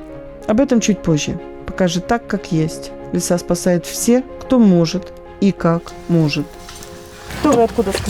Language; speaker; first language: Russian; native; Russian